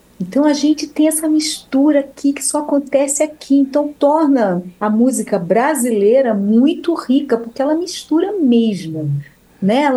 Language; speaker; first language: Portuguese; native; Portuguese